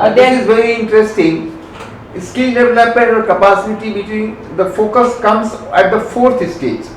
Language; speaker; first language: English; non-native, local second language; Bangla